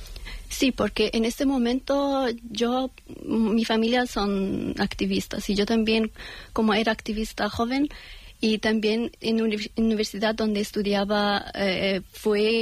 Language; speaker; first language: Spanish; non-native, learner; Persian